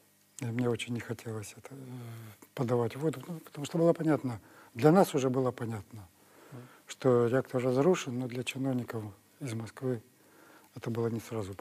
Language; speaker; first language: Russian; native; Russian